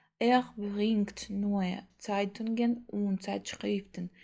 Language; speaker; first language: German; non-native, fluent; Ukrainian